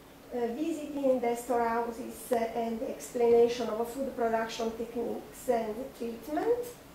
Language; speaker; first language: English; non-native, learner; Italian